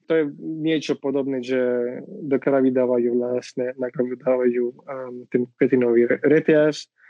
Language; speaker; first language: Slovak; non-native, fluent; Marathi